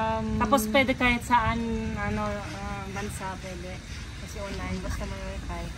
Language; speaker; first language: Filipino; non-native, fluent; Russian